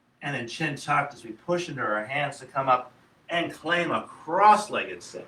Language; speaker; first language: English; native; English